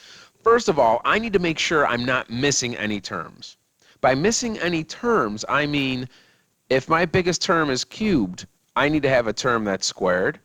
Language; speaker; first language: English; native; English